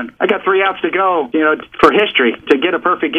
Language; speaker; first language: English; native; English